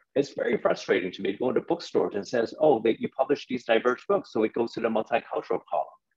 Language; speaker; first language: English; non-native, local second language; Cantonese